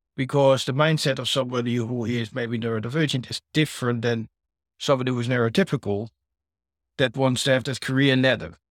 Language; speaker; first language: English; non-native, fluent; Dutch